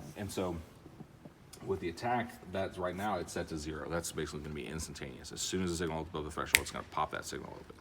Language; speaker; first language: English; native; English